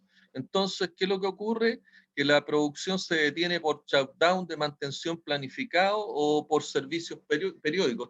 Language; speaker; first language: Spanish; native; Spanish